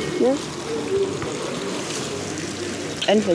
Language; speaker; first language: German; native; German